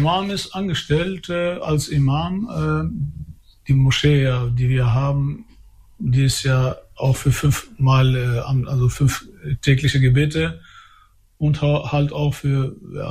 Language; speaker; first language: German; early bilingual, other home language; Albanian